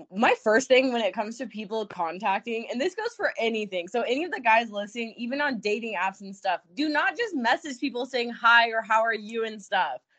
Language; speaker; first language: English; native; English